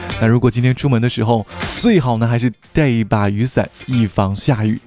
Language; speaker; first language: Chinese; native; Chinese